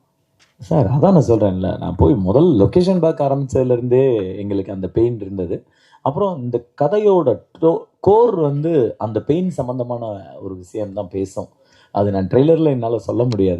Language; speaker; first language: Tamil; native; Tamil